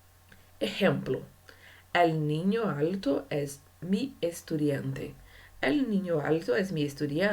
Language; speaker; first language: Spanish; non-native, learner; Portuguese